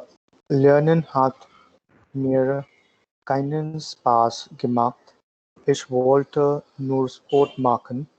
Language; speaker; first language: German; non-native, learner; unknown